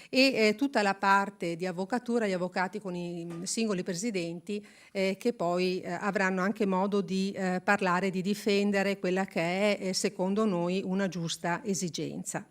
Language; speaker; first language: Italian; native; Italian